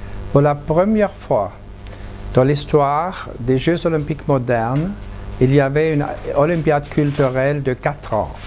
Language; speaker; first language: French; non-native, fluent; German